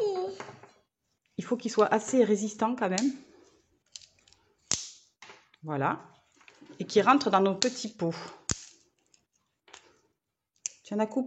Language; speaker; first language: French; native; French